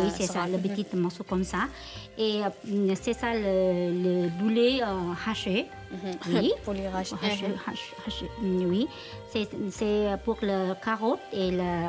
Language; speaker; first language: French; non-native, learner; Vietnamese